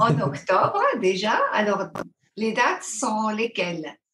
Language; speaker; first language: French; non-native, fluent; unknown